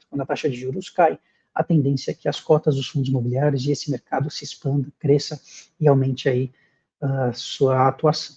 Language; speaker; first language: Portuguese; native; Portuguese